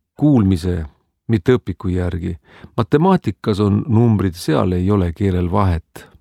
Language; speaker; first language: Estonian; non-native, learner; Spanish